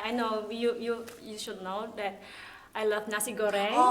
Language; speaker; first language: English; non-native, learner; Indonesian